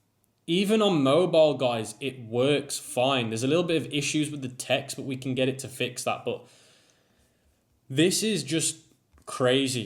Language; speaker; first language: English; native; English